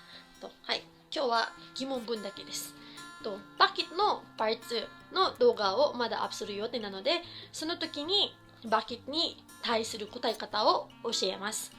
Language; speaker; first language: Japanese; non-native, fluent; Filipino